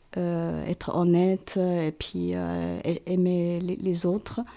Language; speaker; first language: French; non-native, fluent; Cantonese